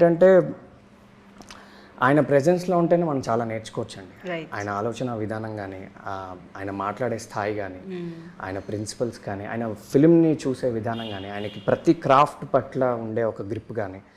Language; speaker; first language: Telugu; native; Telugu